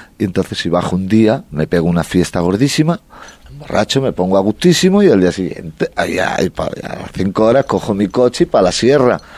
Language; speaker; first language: Spanish; native; Spanish